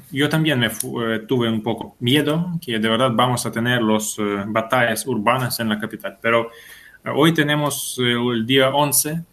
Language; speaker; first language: Spanish; non-native, fluent; Ukrainian